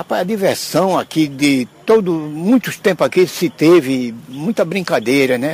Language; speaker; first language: Portuguese; native; Portuguese